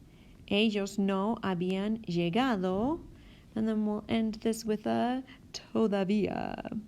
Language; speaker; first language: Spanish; non-native, fluent; English